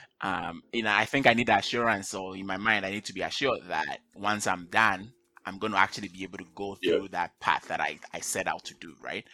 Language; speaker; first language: English; non-native, local second language; Akan